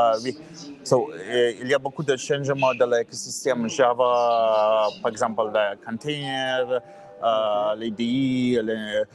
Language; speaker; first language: French; non-native, learner; English